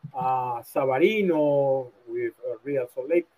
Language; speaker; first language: English; non-native, learner; Spanish